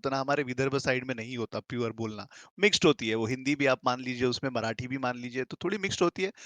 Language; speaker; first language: Hindi; native; Hindi